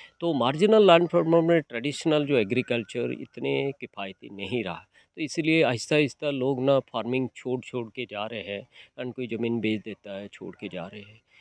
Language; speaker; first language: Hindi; non-native, local second language; Odia